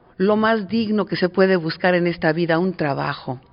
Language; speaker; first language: Spanish; native; Spanish